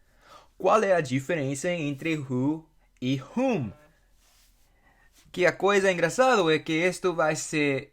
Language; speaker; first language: Portuguese; non-native, fluent; English